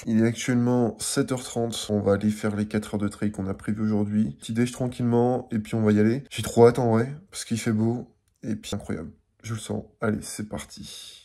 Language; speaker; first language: French; native; French